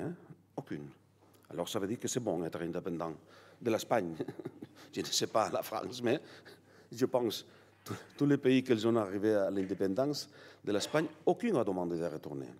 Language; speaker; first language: French; non-native, learner; Catalan